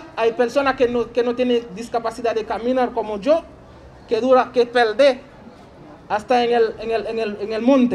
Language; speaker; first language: Spanish; non-native, learner; Haitian Creole